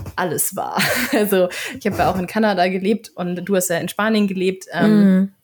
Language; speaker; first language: German; native; German